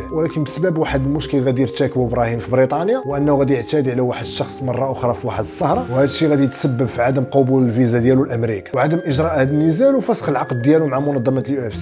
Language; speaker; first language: Arabic; native; Arabic